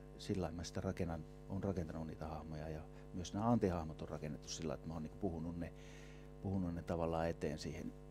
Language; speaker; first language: Finnish; native; Finnish